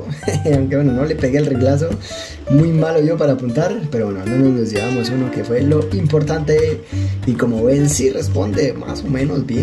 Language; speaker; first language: Spanish; native; Spanish